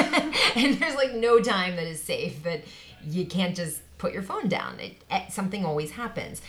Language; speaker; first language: English; native; English